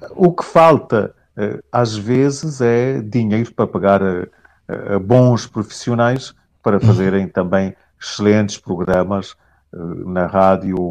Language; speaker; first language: Portuguese; non-native, local second language; Kabuverdianu